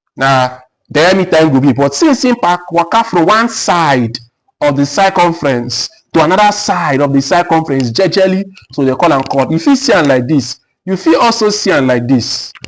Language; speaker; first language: Nigerian Pidgin; native; Nigerian Pidgin